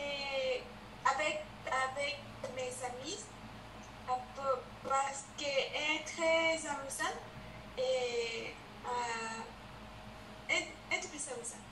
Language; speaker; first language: French; non-native, learner; Spanish